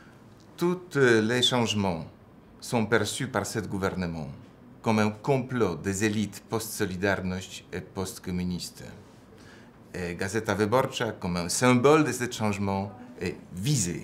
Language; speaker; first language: French; non-native, fluent; Polish